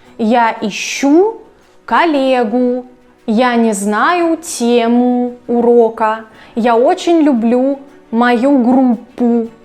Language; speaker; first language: Russian; native; Russian